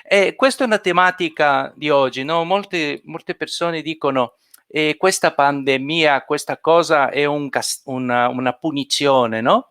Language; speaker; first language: Italian; non-native, fluent; Portuguese